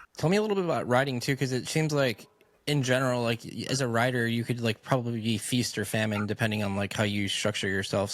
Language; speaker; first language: English; native; English